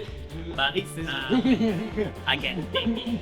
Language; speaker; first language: English; non-native, learner; Japanese